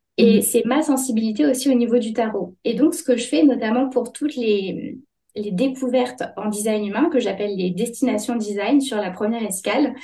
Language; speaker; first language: French; native; French